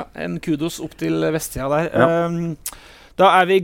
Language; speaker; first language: Norwegian; native; Norwegian